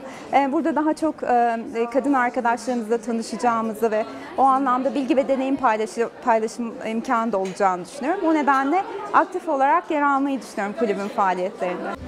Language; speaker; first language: Turkish; native; Turkish